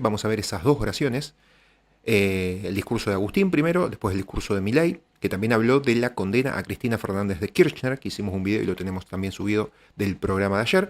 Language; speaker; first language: Spanish; native; Spanish